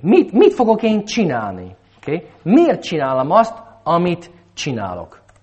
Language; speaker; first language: Hungarian; non-native, fluent; English